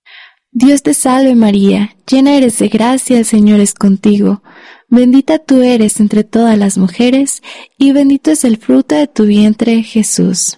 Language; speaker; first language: Spanish; native; Spanish